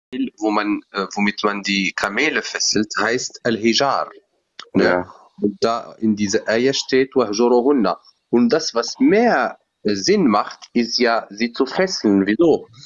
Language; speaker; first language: German; non-native, fluent; Berber languages